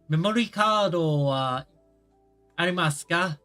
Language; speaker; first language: Japanese; non-native, learner; English